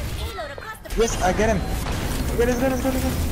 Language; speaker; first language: English; non-native, learner; French